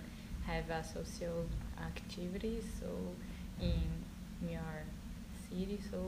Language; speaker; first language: English; non-native, learner; Portuguese